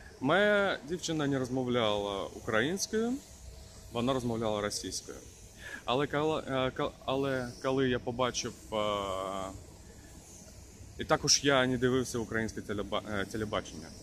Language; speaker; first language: Ukrainian; non-native, local second language; Russian